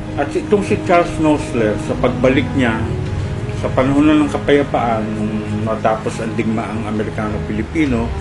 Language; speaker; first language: Filipino; native; Filipino